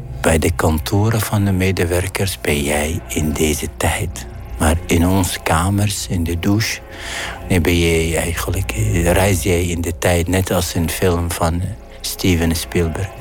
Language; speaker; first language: Dutch; non-native, fluent; Arabic